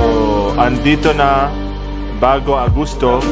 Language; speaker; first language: Filipino; non-native, learner; Arabic